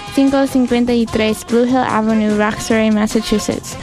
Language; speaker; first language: Spanish; non-native, learner; English